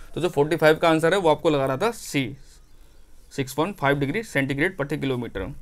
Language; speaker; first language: Hindi; native; Hindi